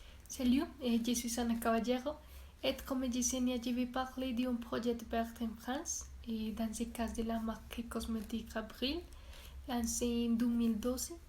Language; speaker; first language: French; non-native, learner; Spanish